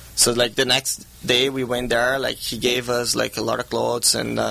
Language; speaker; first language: English; non-native, fluent; Portuguese